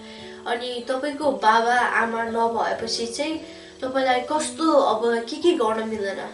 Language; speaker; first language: Nepali; early bilingual, heritage; Nepali